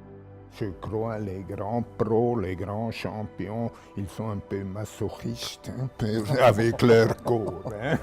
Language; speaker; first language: French; non-native, local second language; German